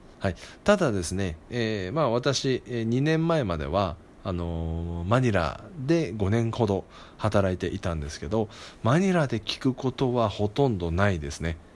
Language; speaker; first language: Japanese; native; Japanese